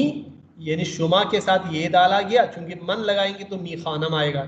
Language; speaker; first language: Urdu; native; Urdu